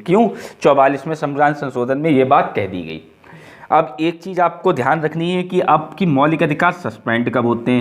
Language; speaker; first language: Hindi; native; Hindi